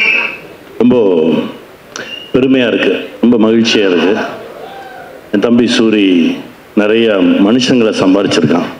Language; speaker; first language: Tamil; native; Tamil